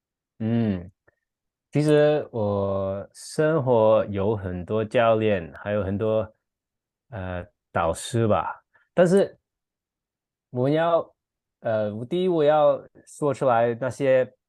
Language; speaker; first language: Chinese; non-native, fluent; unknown